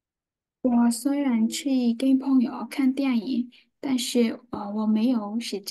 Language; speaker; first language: Chinese; non-native, learner; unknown